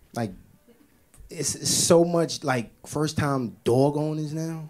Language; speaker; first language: English; native; English